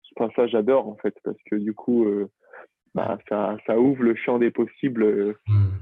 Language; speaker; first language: French; native; French